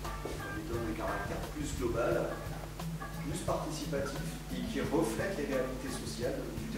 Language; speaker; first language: French; native; French